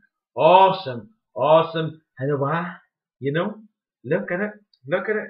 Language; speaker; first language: English; native; English